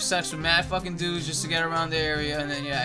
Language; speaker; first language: English; native; English